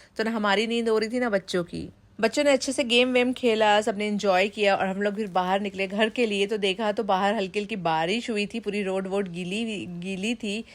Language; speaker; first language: Hindi; native; Hindi